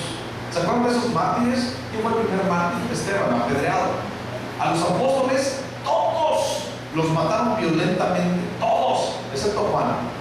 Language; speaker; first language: Spanish; native; Spanish